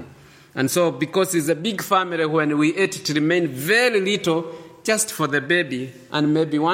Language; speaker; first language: English; non-native, local second language; Kikuyu